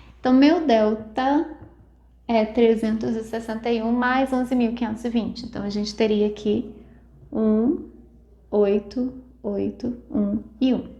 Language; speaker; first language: Portuguese; native; Portuguese